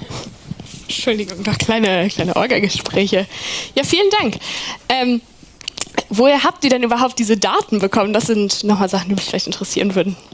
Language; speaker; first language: German; native; German